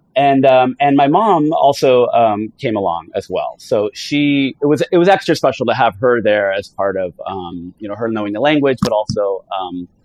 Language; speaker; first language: English; early bilingual, other home language; Italian